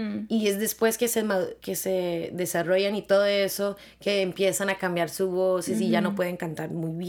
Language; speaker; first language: Spanish; early bilingual, heritage; Spanish